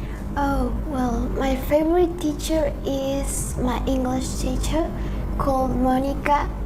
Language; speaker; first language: English; non-native, learner; Spanish